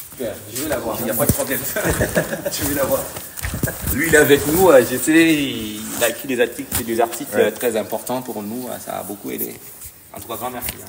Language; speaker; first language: French; non-native, local second language; Lingala